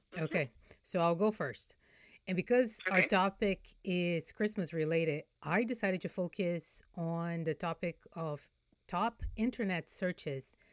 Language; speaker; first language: English; non-native, fluent; Portuguese